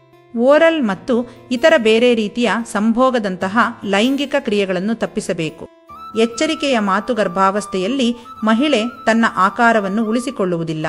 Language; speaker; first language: Kannada; native; Kannada